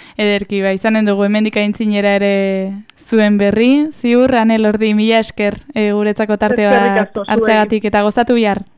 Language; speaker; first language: Basque; native; Basque